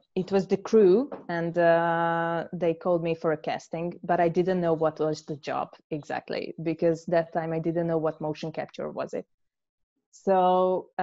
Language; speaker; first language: English; non-native, fluent; Hungarian